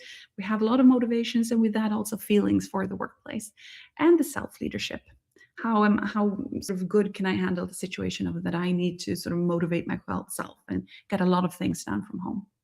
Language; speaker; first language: English; non-native, fluent; Swedish